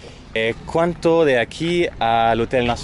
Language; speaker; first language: Spanish; non-native, fluent; Dutch